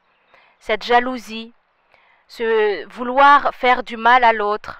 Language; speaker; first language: French; non-native, local second language; Rundi